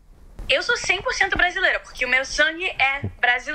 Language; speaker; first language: Portuguese; early bilingual, heritage; Portuguese